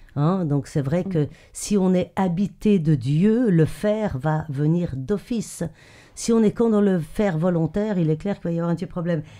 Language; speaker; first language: French; native; French